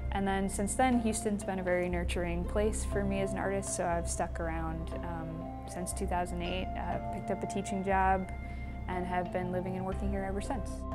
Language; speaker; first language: English; native; English